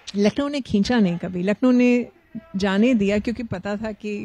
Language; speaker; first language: Hindi; native; Hindi